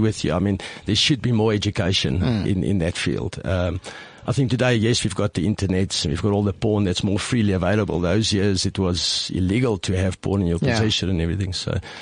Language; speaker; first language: English; non-native, local second language; Afrikaans